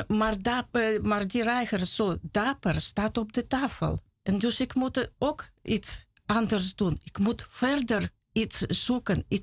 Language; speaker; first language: Dutch; non-native, learner; Russian